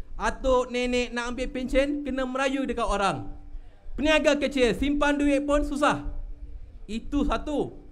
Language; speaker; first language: Malay; non-native, local second language; Tamil